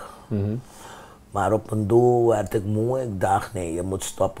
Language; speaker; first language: Dutch; non-native, fluent; Papiamento